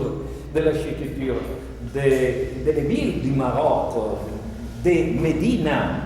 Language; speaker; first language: French; non-native, fluent; Italian